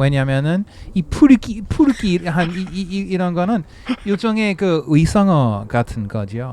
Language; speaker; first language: Korean; non-native, fluent; English